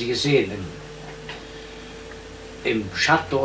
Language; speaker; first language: German; native; German